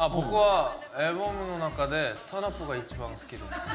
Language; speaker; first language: Japanese; non-native, learner; Korean